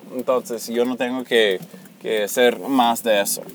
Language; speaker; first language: Spanish; non-native, fluent; English